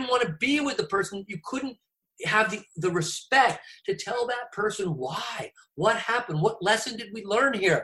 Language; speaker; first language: English; native; English